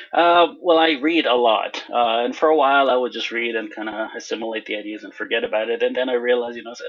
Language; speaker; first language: English; non-native, fluent; Hebrew